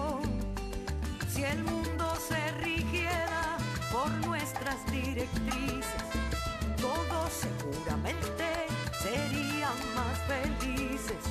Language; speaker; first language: Spanish; native; Spanish